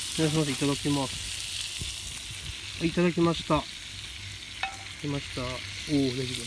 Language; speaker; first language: Japanese; native; Japanese